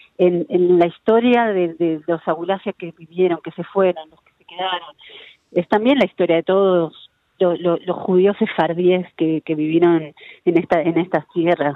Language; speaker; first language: Spanish; native; Spanish